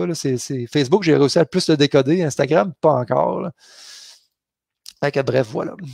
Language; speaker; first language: French; native; French